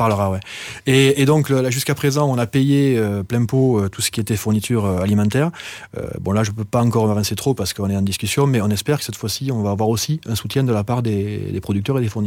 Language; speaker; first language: French; native; French